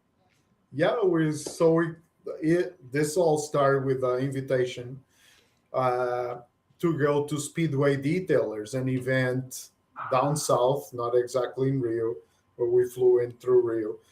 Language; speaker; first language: English; non-native, fluent; Portuguese